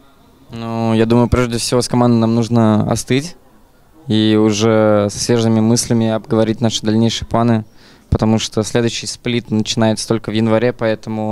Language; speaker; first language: Russian; native; Russian